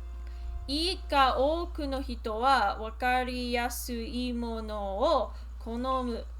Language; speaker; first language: Japanese; non-native, learner; English